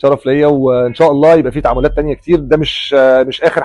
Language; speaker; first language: Arabic; native; Arabic